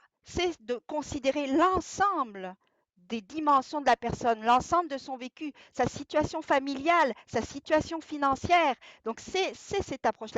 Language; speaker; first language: French; native; French